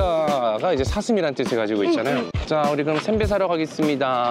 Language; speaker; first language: Korean; native; Korean